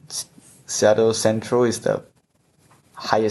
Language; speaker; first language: English; non-native, fluent; Chinese